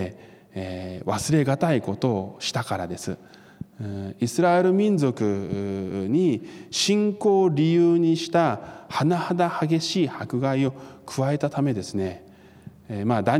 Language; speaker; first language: Japanese; non-native, fluent; Korean